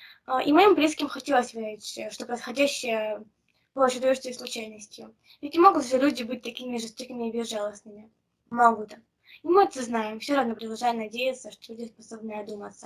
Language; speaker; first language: Russian; native; Russian